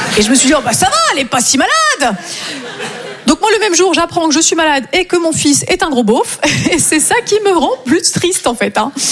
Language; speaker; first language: French; native; French